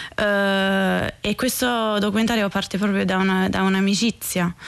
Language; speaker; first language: Italian; non-native, fluent; English